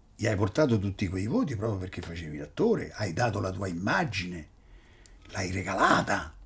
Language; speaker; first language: Italian; native; Italian